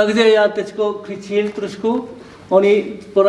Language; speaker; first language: Czech; non-native, learner; Korean